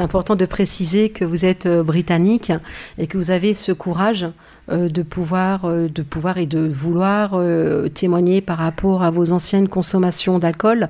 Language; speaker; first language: French; native; French